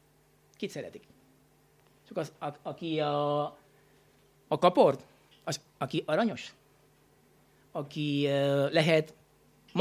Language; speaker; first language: Hungarian; non-native, learner; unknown